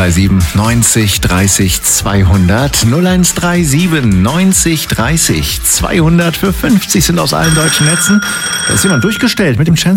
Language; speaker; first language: German; native; German